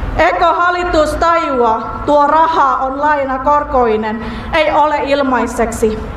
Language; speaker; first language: Finnish; non-native, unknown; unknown